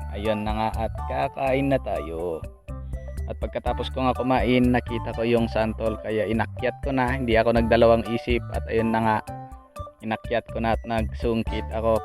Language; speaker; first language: Filipino; non-native, local second language; Iloko